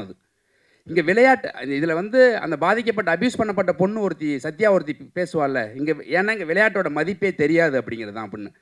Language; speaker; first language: Tamil; native; Tamil